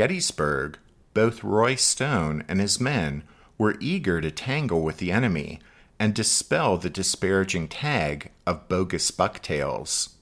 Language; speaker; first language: English; native; English